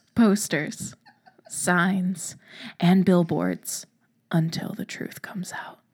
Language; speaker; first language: English; native; English